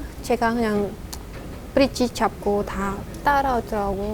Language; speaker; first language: Korean; non-native, learner; Khmer